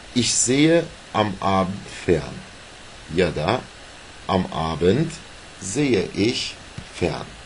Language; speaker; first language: German; non-native, fluent; Turkish